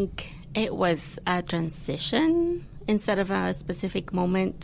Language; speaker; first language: English; non-native, fluent; Spanish